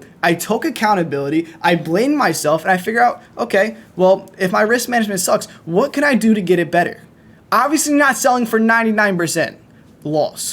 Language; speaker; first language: English; native; English